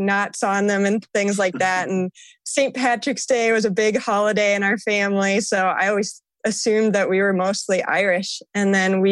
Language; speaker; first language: English; native; English